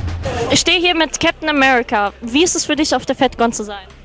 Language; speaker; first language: German; native; German